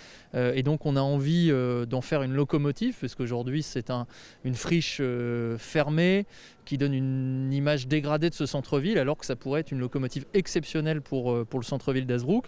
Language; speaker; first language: French; native; French